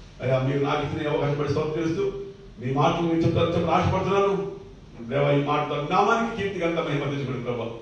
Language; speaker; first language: Telugu; native; Telugu